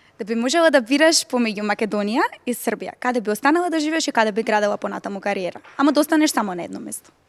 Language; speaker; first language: Macedonian; native; Macedonian